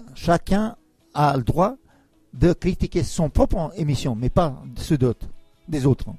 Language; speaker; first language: French; non-native, fluent; Albanian